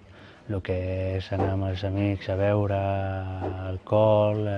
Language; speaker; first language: Catalan; early bilingual, other home language; Filipino